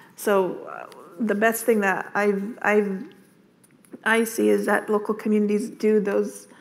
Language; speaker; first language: English; native; English